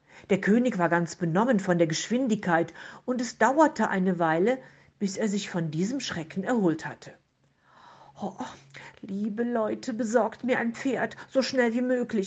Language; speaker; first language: German; native; German